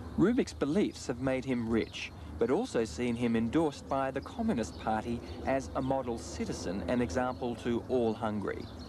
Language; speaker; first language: English; native; English